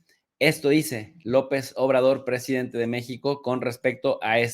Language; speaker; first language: Spanish; native; Spanish